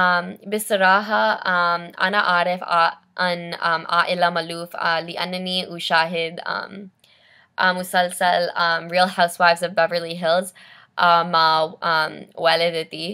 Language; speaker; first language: Arabic; non-native, learner; English